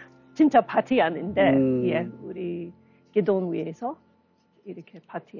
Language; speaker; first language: Korean; non-native, learner; English